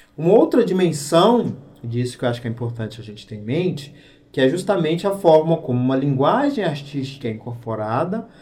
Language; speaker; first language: Portuguese; native; Portuguese